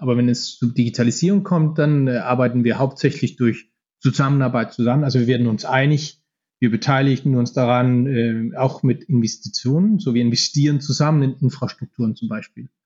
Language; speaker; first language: German; non-native, fluent; Danish